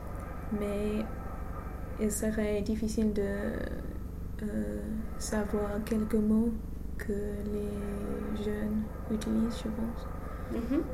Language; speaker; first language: French; non-native, learner; English